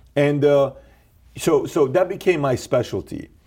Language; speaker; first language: English; early bilingual, other home language; Persian